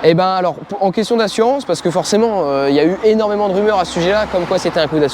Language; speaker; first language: French; native; French